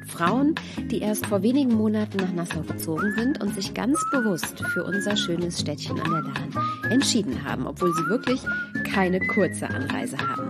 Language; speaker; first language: German; native; German